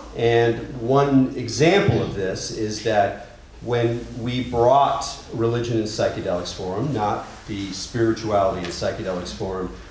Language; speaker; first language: English; native; English